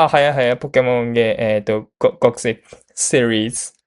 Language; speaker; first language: Cantonese; non-native, learner; Japanese